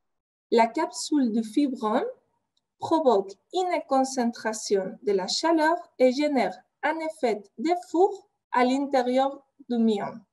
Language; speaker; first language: French; non-native, fluent; Spanish